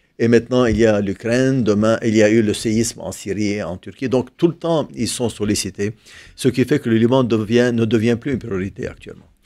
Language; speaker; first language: French; non-native, local second language; Arabic